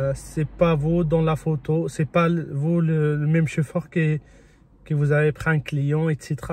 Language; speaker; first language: French; early bilingual, other home language; Spanish